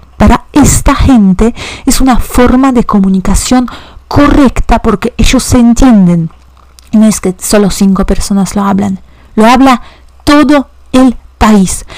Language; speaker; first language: Spanish; non-native, fluent; Polish